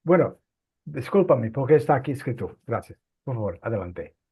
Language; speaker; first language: Spanish; non-native, fluent; Portuguese